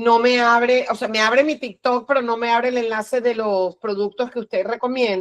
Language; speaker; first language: Spanish; native; Spanish